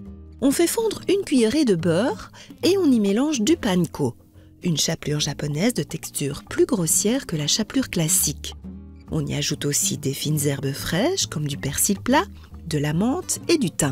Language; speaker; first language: French; native; French